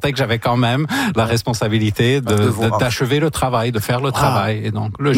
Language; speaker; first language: French; non-native, local second language; Arabic